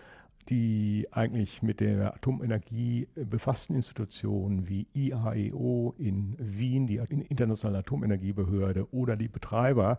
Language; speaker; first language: German; native; German